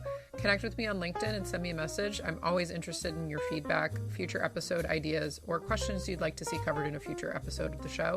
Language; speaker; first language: English; native; English